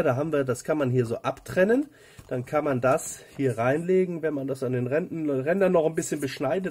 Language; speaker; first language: German; native; German